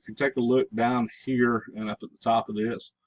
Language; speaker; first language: English; native; English